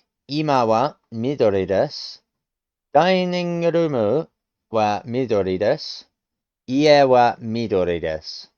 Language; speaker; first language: Japanese; non-native, learner; English